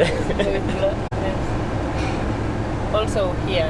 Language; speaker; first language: English; non-native, learner; Spanish